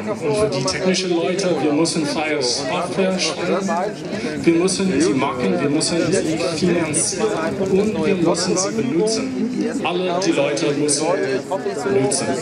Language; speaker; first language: German; non-native, learner; English